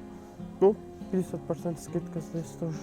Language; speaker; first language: Russian; non-native, learner; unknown